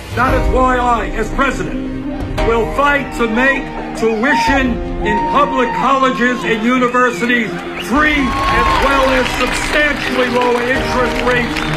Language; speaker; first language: English; native; English